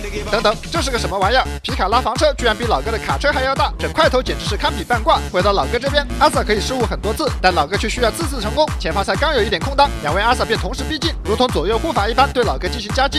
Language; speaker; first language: Chinese; native; Chinese